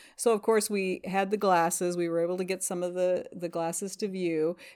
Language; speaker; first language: English; native; English